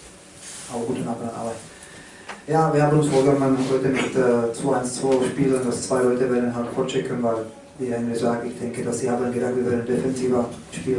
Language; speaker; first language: German; non-native, learner; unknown